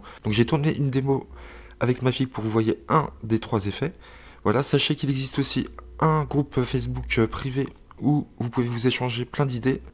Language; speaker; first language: French; native; French